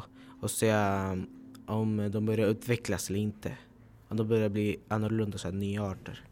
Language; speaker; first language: Swedish; early bilingual, other home language; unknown